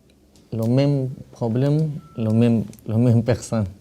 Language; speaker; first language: French; non-native, learner; Pashto